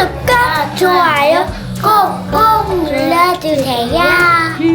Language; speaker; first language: Korean; native; Korean